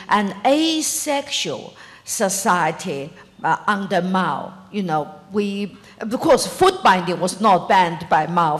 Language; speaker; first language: English; non-native, fluent; Chinese